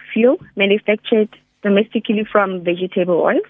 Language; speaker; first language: English; non-native, local second language; Northern Sotho